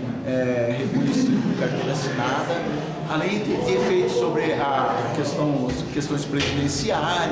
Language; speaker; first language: Portuguese; native; Portuguese